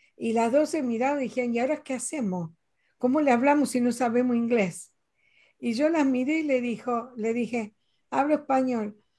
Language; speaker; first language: Spanish; native; Spanish